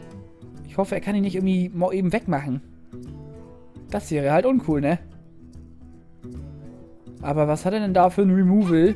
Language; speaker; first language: German; native; German